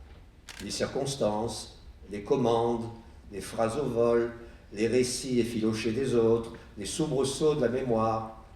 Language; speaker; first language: French; native; French